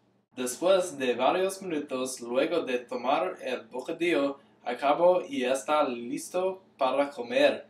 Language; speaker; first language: Spanish; non-native, learner; English